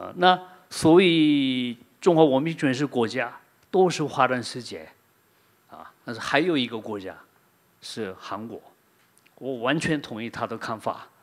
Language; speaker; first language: Chinese; non-native, fluent; Korean